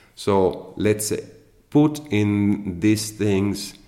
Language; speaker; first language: English; non-native, fluent; Italian